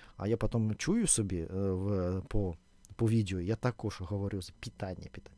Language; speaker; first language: Ukrainian; non-native, fluent; Russian